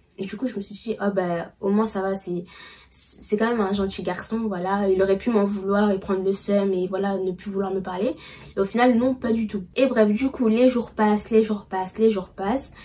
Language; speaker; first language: French; early bilingual, other home language; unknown